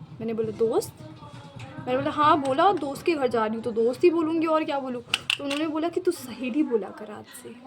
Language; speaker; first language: Hindi; non-native, local second language; Marwari